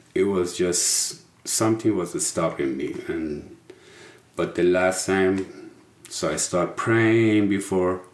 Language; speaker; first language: English; non-native, fluent; Persian